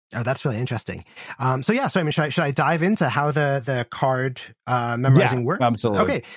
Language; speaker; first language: English; native; English